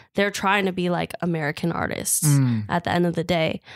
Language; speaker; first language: English; native; English